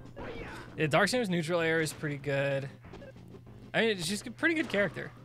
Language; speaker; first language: English; native; English